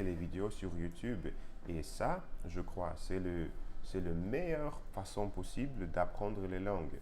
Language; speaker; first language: French; non-native, learner; Russian